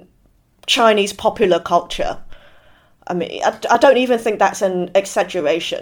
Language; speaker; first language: English; non-native, local second language; Cantonese